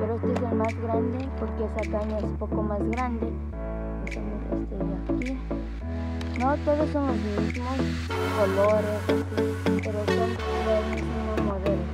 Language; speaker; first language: Spanish; early bilingual, heritage; Spanish